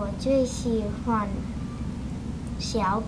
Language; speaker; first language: Chinese; non-native, learner; English